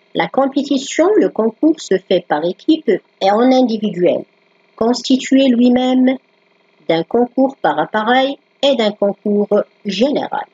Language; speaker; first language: French; non-native, local second language; Arabic